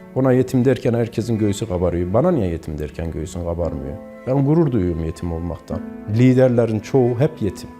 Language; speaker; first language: Turkish; native; Turkish